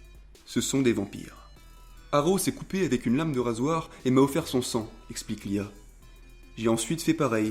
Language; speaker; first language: French; native; French